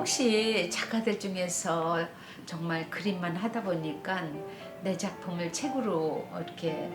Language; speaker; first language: Korean; native; Korean